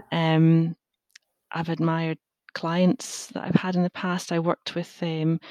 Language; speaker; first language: English; native; English